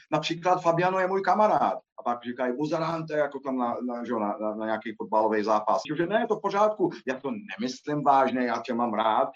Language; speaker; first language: Czech; non-native, fluent; Portuguese